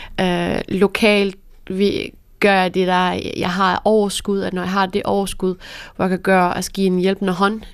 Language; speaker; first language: Danish; early bilingual, other home language; Persian